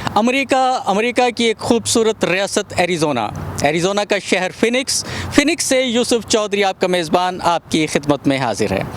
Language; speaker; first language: Urdu; non-native, local second language; Punjabi